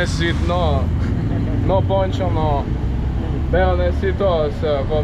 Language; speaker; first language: Spanish; non-native, learner; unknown